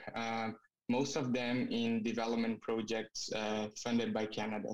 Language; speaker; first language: English; non-native, fluent; Portuguese